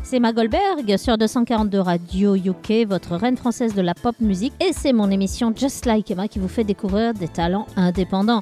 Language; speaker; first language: French; native; French